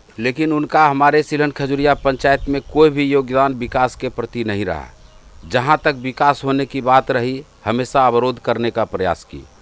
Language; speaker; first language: Hindi; native; Hindi